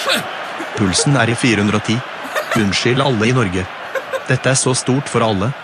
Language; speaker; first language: Norwegian; non-native, fluent; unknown